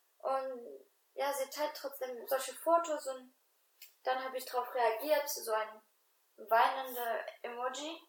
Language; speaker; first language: German; non-native, fluent; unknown